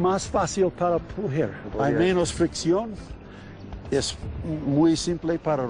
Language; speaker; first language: Spanish; non-native, learner; English